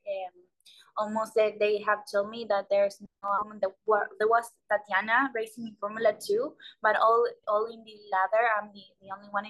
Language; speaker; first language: English; non-native, learner; Spanish